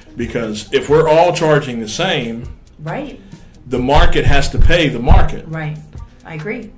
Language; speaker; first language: English; native; English